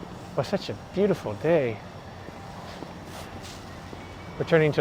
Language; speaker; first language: English; non-native, fluent; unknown